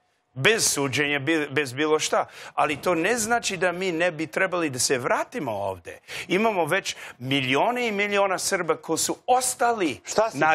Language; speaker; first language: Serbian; non-native, learner; English